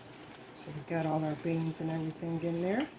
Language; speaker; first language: English; native; English